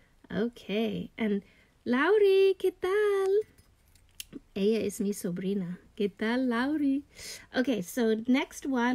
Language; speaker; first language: Spanish; non-native, learner; English